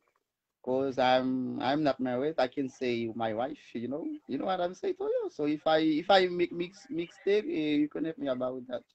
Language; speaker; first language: English; non-native, learner; Haitian Creole